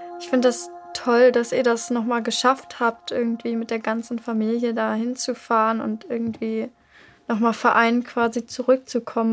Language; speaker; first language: German; native; German